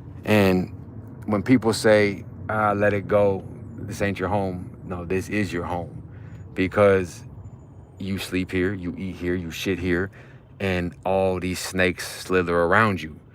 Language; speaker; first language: English; native; English